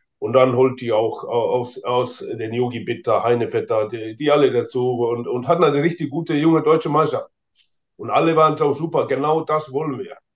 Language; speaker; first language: German; non-native, fluent; Icelandic